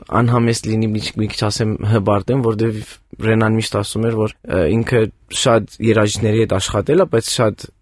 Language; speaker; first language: Armenian; early bilingual, heritage; Armenian